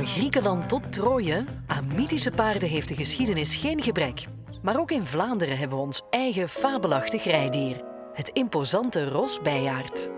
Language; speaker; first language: Dutch; native; Dutch